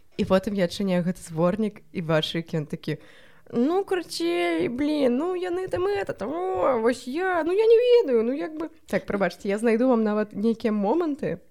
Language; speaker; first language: Belarusian; non-native, local second language; Russian